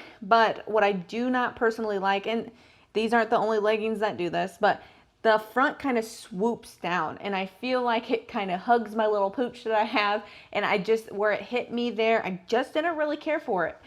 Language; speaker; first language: English; native; English